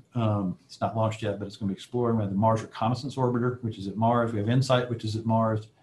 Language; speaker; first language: English; native; English